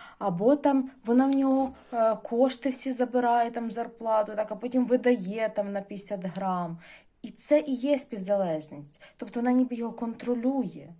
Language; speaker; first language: Ukrainian; non-native, local second language; Russian